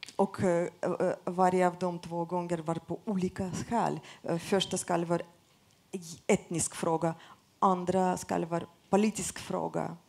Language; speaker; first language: Swedish; non-native, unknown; Russian